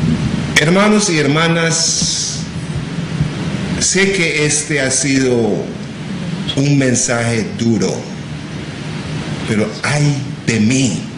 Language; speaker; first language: Spanish; non-native, local second language; English